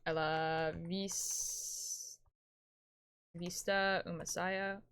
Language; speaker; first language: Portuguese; non-native, learner; English